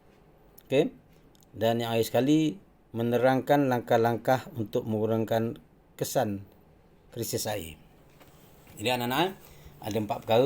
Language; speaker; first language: Malay; native; Malay